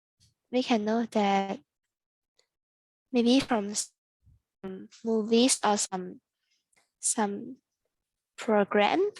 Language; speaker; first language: English; non-native, learner; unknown